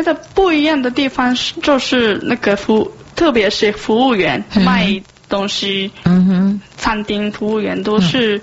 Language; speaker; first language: Chinese; non-native, learner; Japanese